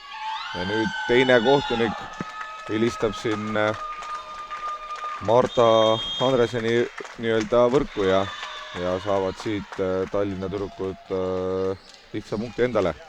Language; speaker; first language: Estonian; native; Estonian